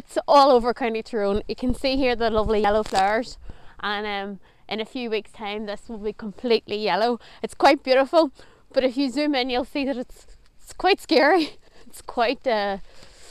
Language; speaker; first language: English; native; English